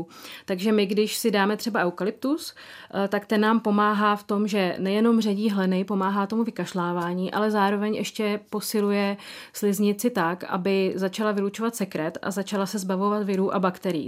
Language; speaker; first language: Czech; native; Czech